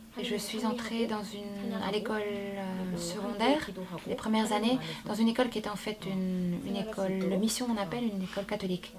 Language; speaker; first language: French; non-native, fluent; Korean